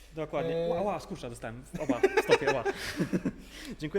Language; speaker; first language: Polish; native; Polish